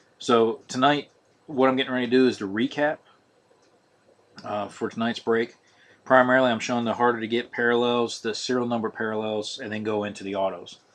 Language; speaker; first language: English; native; English